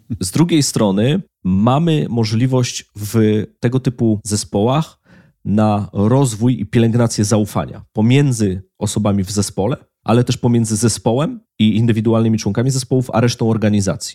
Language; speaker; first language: Polish; native; Polish